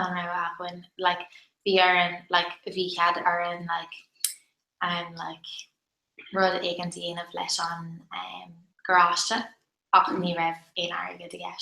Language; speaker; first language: Irish; non-native, local second language; English